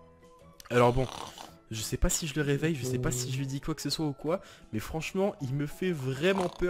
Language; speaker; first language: French; native; French